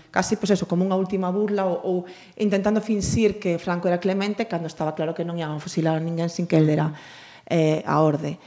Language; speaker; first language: Galician; non-native, local second language; Spanish